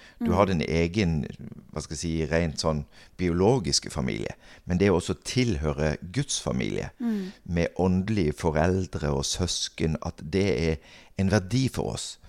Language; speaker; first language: Norwegian; native; Norwegian